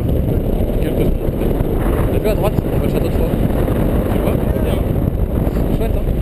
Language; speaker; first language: French; native; French